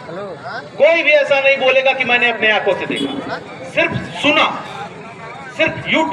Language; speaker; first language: Hindi; native; Hindi